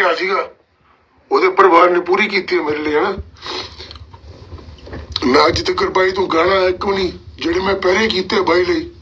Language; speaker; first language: Punjabi; early bilingual, heritage; Punjabi